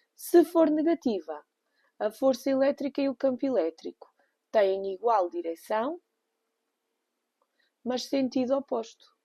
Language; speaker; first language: Portuguese; native; Portuguese